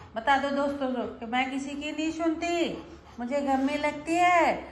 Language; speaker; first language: Hindi; native; Hindi